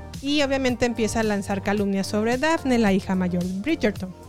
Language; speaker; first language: Spanish; native; Spanish